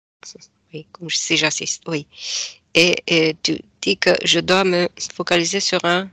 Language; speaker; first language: French; non-native, fluent; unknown